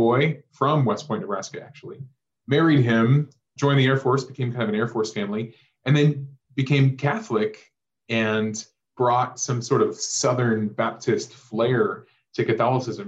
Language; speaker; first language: English; native; English